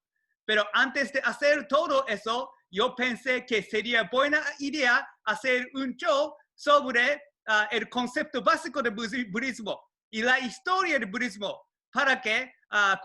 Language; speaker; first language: Spanish; non-native, learner; Japanese